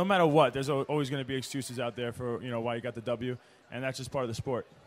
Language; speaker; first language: English; native; English